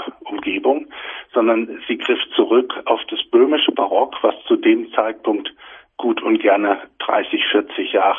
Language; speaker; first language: German; native; German